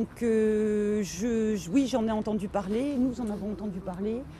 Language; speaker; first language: French; native; French